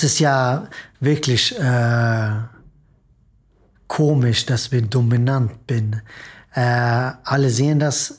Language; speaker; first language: German; non-native, fluent; Swedish